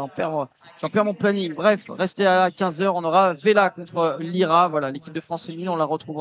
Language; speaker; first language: French; native; French